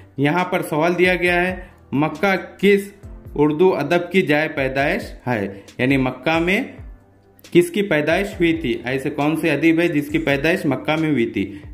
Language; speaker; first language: Urdu; native; Urdu